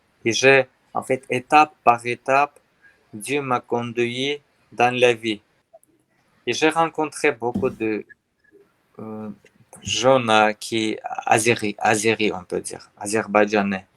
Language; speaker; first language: French; non-native, learner; Armenian